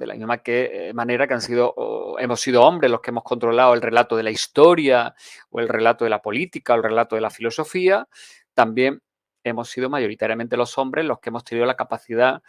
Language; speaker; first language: Spanish; native; Spanish